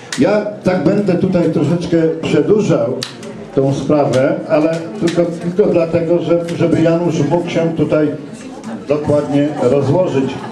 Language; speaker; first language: Polish; native; Polish